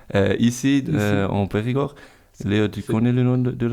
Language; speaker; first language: French; non-native, fluent; German